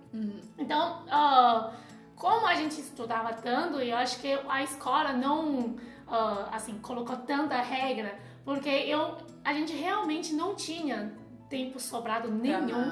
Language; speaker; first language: Portuguese; non-native, fluent; Chinese